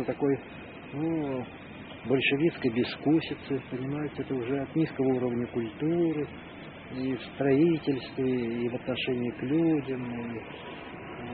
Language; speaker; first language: Russian; native; Russian